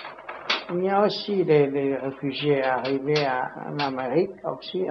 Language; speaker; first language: French; non-native, learner; Vietnamese